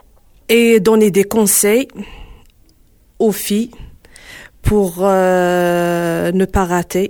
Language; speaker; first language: French; non-native, learner; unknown